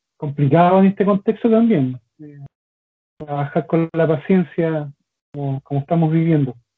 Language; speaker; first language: Spanish; native; Spanish